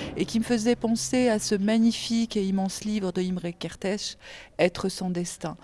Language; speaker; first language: French; native; French